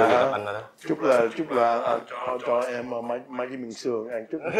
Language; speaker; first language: Vietnamese; early bilingual, heritage; English